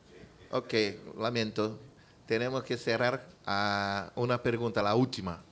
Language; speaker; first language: Spanish; non-native, fluent; Portuguese